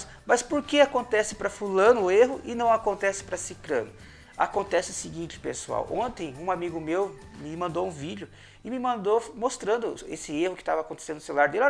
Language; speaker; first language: Portuguese; native; Portuguese